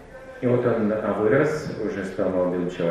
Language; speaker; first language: Russian; native; Russian